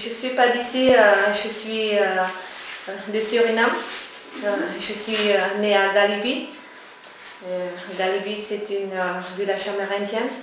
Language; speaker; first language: French; early bilingual, other home language; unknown